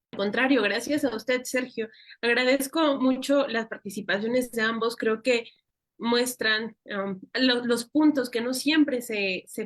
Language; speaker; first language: Spanish; native; Spanish